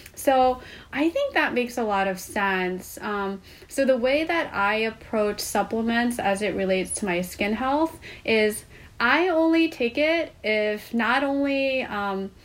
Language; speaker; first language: English; non-native, fluent; Korean